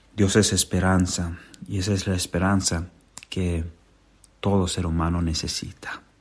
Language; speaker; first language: Spanish; native; Spanish